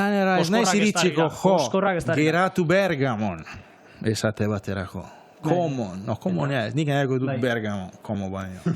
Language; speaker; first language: Basque; non-native, fluent; Italian